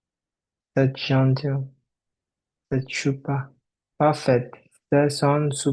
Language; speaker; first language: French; non-native, learner; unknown